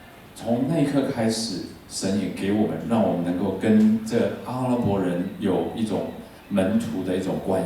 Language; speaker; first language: Chinese; native; Chinese